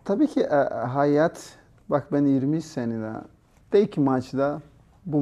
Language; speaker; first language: Turkish; non-native, learner; Portuguese